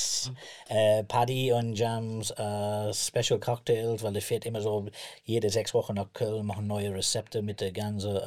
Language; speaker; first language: German; non-native, learner; English